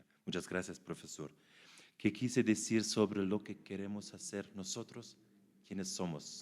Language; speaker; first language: Spanish; non-native, fluent; German